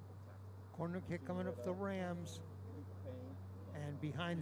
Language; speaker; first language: English; native; English